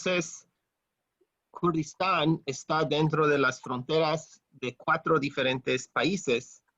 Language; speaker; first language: Spanish; non-native, fluent; English